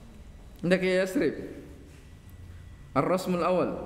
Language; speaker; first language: Arabic; non-native, fluent; Indonesian